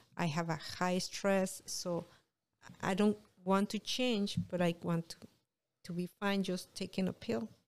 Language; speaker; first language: English; non-native, fluent; Spanish